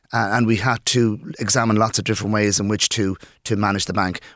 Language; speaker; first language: English; native; English